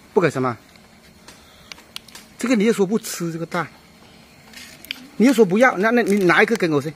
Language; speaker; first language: Chinese; native; Chinese